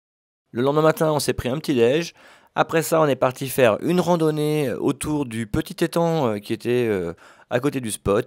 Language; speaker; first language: French; native; French